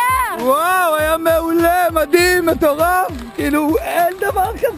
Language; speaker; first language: Hebrew; native; Hebrew